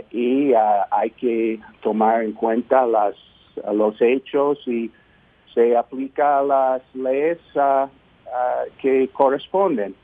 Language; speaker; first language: Spanish; non-native, fluent; English